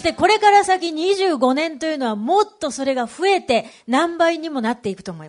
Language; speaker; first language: Japanese; native; Japanese